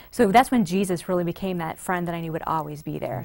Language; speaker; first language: English; native; English